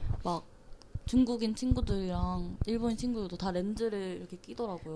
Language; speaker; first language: Korean; native; Korean